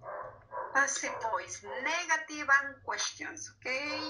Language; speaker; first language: English; non-native, fluent; Spanish